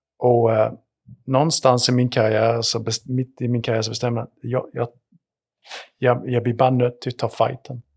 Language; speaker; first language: Swedish; native; Swedish